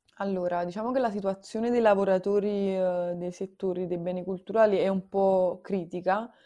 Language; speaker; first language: Italian; native; Italian